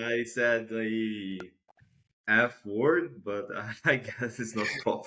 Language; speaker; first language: English; non-native, fluent; Portuguese